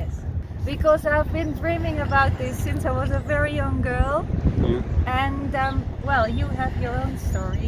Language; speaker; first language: English; non-native, fluent; German